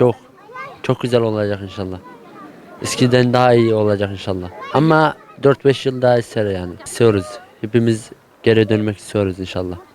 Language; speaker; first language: Turkish; early bilingual, other home language; Arabic